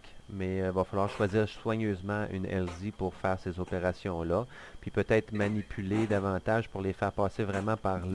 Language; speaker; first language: French; native; French